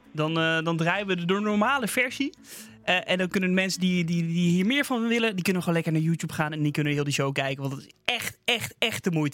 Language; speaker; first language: Dutch; native; Dutch